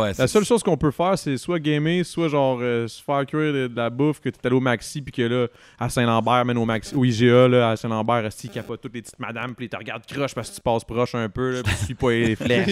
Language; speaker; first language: French; native; French